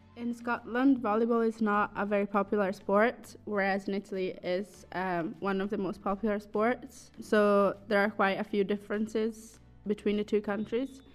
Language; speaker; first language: English; non-native, fluent; Italian